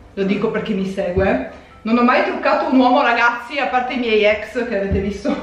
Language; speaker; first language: Italian; native; Italian